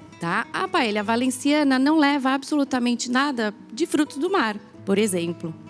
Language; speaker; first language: Portuguese; native; Portuguese